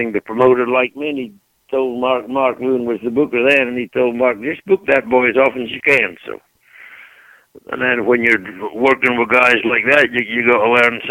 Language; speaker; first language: English; native; English